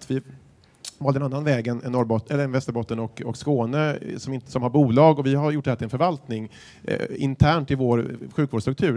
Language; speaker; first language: Swedish; native; Swedish